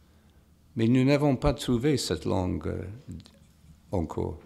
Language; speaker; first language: French; non-native, fluent; English